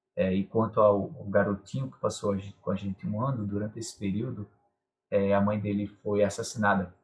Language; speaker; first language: Portuguese; native; Portuguese